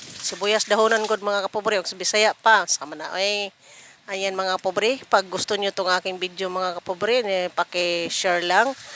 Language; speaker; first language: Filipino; non-native, local second language; Cebuano